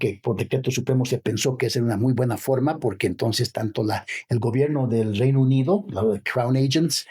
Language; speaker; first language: Spanish; native; Spanish